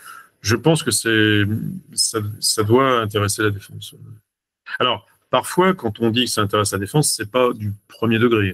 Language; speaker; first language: French; native; French